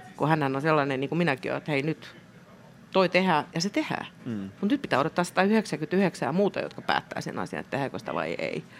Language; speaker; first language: Finnish; native; Finnish